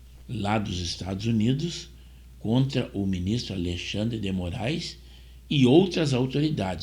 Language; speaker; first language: Portuguese; native; Portuguese